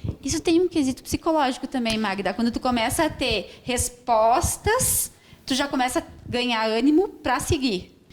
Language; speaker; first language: Portuguese; native; Portuguese